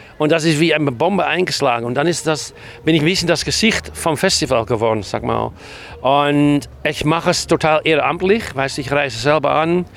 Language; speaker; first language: German; non-native, fluent; Dutch